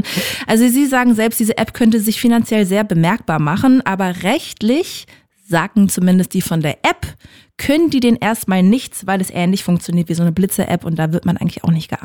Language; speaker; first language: German; native; German